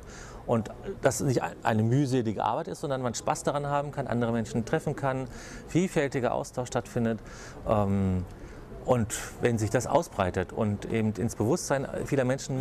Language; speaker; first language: German; native; German